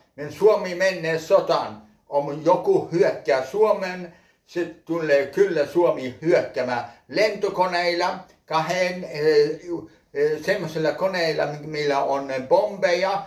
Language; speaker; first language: Finnish; early bilingual, heritage; Finnish